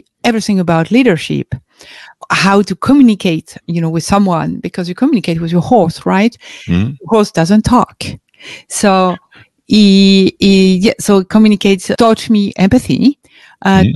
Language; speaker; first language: English; non-native, fluent; French